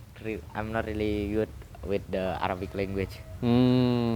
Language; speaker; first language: English; non-native, learner; Indonesian